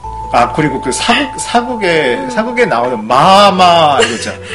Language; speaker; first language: Korean; non-native, fluent; Japanese